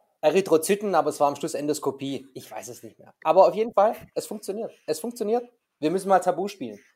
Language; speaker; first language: German; native; German